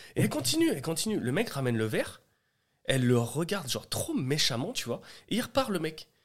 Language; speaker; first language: French; early bilingual, other home language; Portuguese